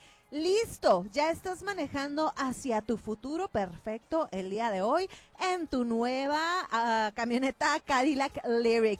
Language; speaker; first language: Spanish; native; Spanish